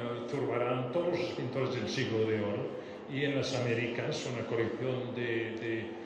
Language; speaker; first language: Spanish; non-native, fluent; French